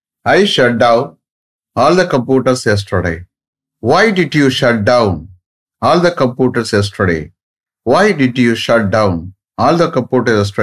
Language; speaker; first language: English; non-native, local second language; Tamil